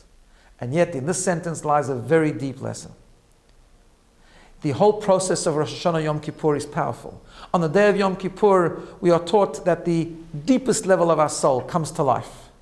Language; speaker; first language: English; native; English